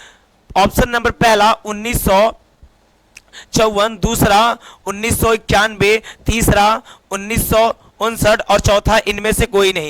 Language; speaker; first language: Hindi; native; Hindi